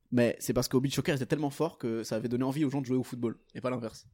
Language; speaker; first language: French; non-native, fluent; Portuguese